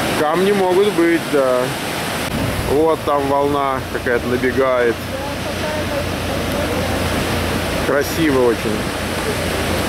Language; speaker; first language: Russian; native; Russian